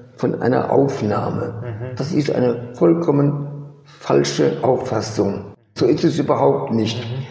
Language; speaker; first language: German; early bilingual, other home language; French